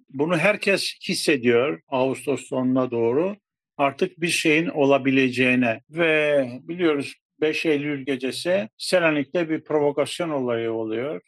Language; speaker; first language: Turkish; non-native, local second language; Greek